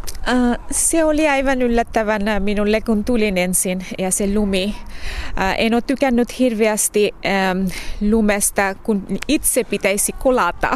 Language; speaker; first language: Finnish; non-native, fluent; Bangla